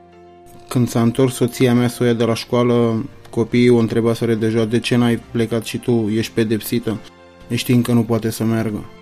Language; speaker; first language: Romanian; native; Romanian